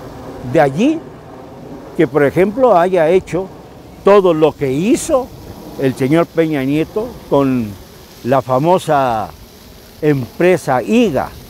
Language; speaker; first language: Spanish; native; Spanish